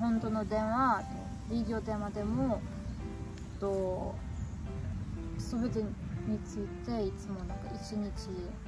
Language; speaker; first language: Japanese; non-native, learner; German